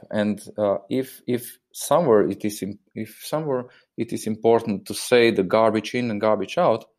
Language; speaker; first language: English; non-native, fluent; Slovenian